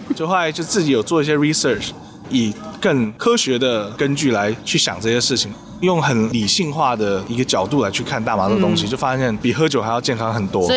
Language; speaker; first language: Chinese; native; Chinese